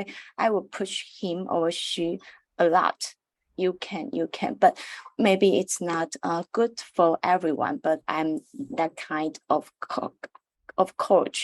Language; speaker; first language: English; non-native, learner; Chinese